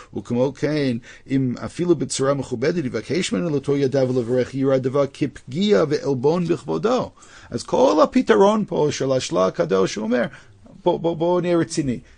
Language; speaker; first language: Hebrew; non-native, fluent; English